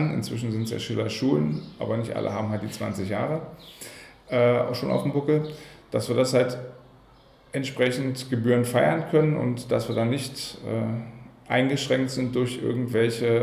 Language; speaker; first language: German; native; German